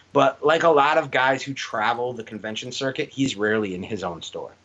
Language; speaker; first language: English; native; English